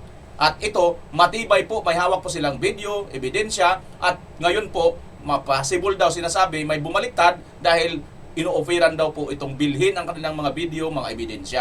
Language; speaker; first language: Filipino; native; Filipino